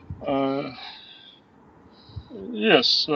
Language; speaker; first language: English; non-native, learner; Russian